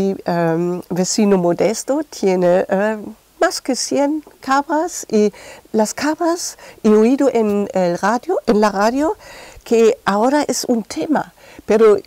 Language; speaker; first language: Spanish; non-native, fluent; German